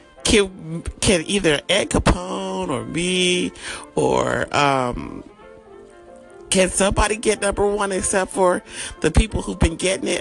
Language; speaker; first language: English; native; English